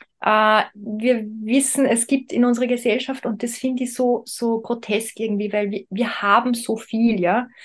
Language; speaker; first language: German; native; German